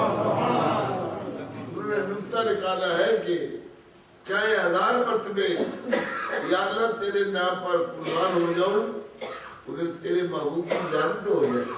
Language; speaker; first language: Urdu; non-native, local second language; Punjabi